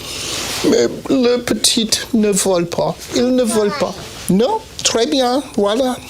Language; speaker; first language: French; non-native, fluent; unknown